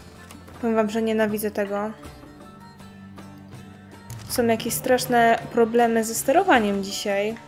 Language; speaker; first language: Polish; native; Polish